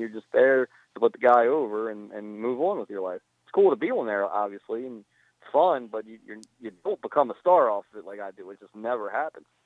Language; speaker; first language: English; native; English